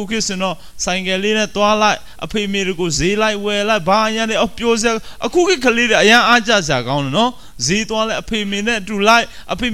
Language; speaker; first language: Burmese; non-native, local second language; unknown